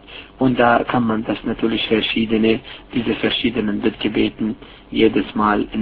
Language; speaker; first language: German; non-native, fluent; Arabic